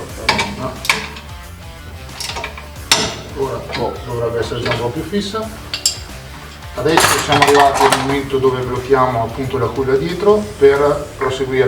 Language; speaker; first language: Italian; native; Italian